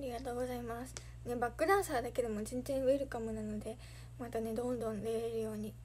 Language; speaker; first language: Japanese; native; Japanese